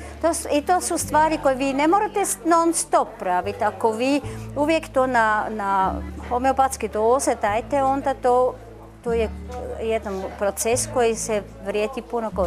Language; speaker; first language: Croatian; non-native, learner; German